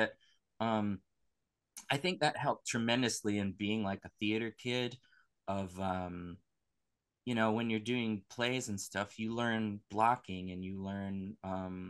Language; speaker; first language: English; native; English